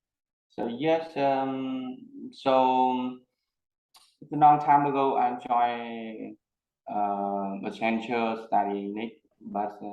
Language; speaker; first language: English; non-native, learner; Vietnamese